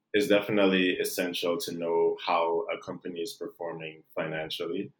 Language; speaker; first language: English; non-native, local second language; Jamaican Creole English